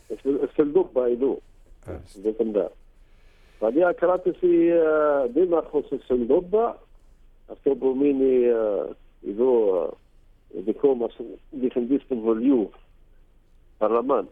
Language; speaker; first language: Greek; non-native, learner; Arabic